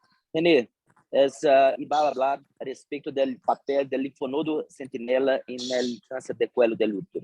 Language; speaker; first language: Spanish; non-native, fluent; Portuguese